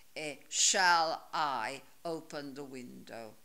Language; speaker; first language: English; non-native, fluent; Italian